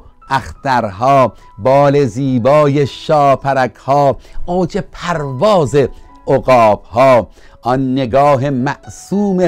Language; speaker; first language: Persian; native; Persian